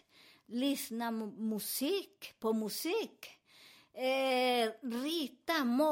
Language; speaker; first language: Swedish; non-native, learner; Spanish